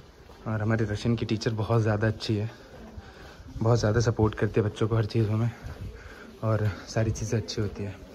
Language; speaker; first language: Hindi; native; Hindi